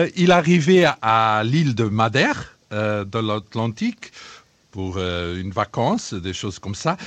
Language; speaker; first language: French; non-native, fluent; Portuguese